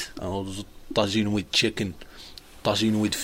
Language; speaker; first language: English; non-native, learner; Arabic